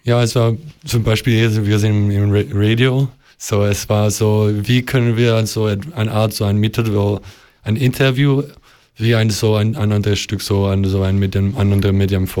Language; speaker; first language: German; non-native, learner; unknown